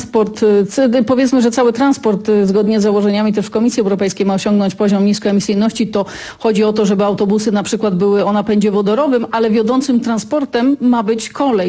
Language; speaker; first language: Polish; native; Polish